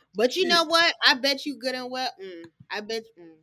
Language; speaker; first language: English; native; English